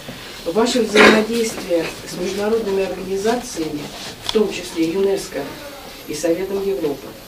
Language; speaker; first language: Russian; native; Russian